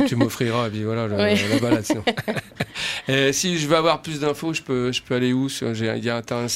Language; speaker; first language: French; native; French